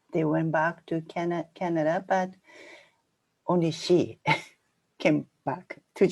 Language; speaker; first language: English; non-native, fluent; Japanese